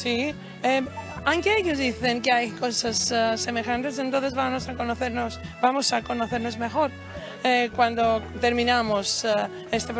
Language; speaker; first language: Spanish; non-native, fluent; Greek